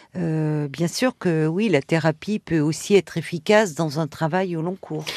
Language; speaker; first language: French; native; French